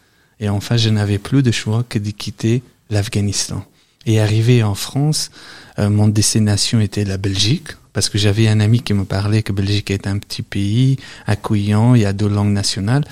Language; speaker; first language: French; non-native, fluent; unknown